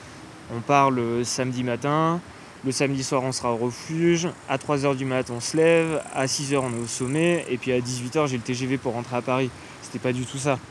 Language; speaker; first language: French; native; French